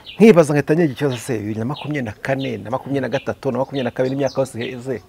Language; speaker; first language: Kinyarwanda; native; Kinyarwanda